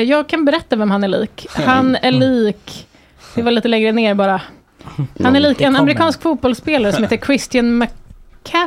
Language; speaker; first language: Swedish; native; Swedish